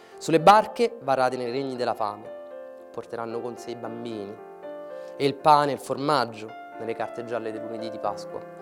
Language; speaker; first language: Italian; early bilingual, other home language; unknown